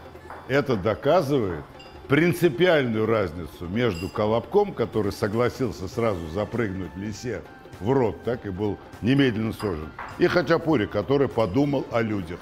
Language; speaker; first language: Russian; native; Russian